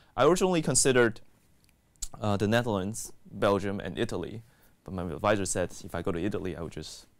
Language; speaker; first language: English; native; English